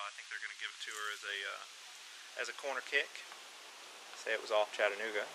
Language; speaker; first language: English; native; English